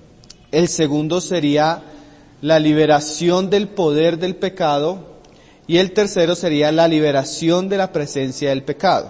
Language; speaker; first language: Spanish; native; Spanish